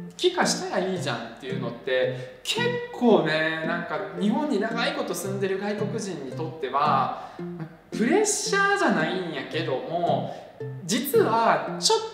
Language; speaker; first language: Japanese; early bilingual, other home language; Russian